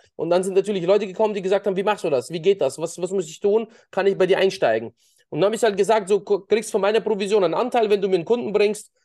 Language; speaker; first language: German; early bilingual, other home language; Russian